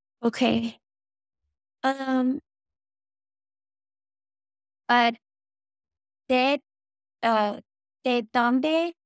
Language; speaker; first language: Spanish; non-native, learner; English